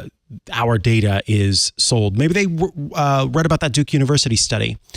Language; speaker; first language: English; native; English